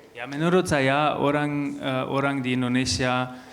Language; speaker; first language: Indonesian; non-native, learner; German